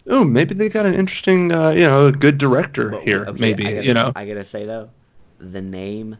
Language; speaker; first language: English; native; English